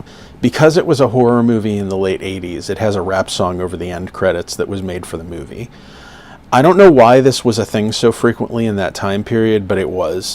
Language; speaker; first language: English; native; English